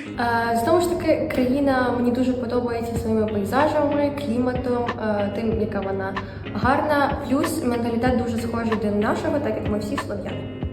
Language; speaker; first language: Ukrainian; native; Ukrainian